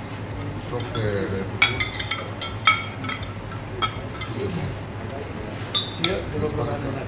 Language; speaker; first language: French; non-native, learner; Italian